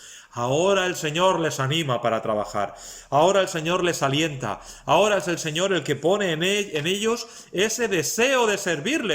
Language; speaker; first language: Spanish; native; Spanish